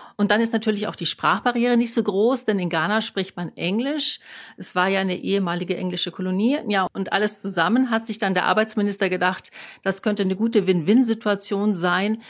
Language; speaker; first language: German; native; German